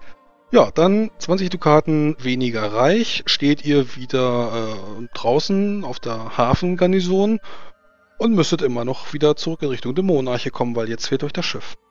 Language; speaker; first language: German; native; German